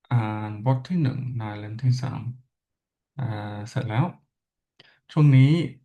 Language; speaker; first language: Thai; non-native, learner; English